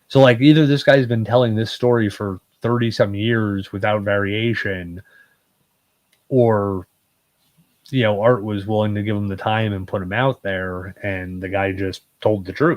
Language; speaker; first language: English; native; English